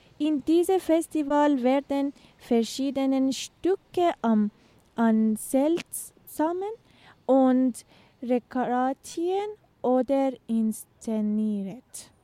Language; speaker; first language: German; non-native, learner; Persian